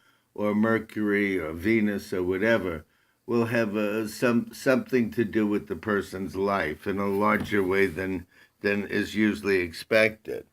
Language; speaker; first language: English; native; English